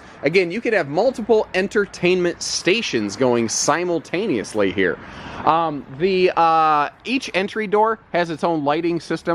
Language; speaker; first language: English; native; English